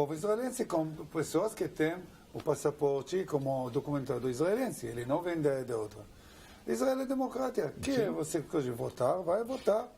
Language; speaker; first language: Portuguese; non-native, learner; Hebrew